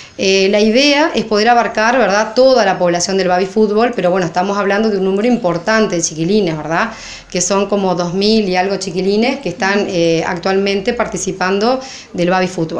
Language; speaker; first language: Spanish; native; Spanish